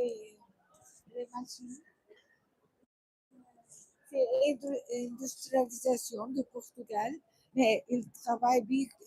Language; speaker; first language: French; non-native, learner; Portuguese